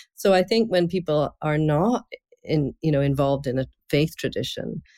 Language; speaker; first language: English; native; English